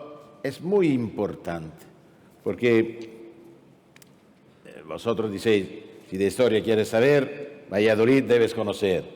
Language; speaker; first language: Spanish; non-native, fluent; Italian